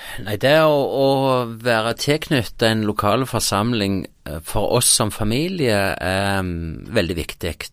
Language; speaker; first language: Norwegian; native; Norwegian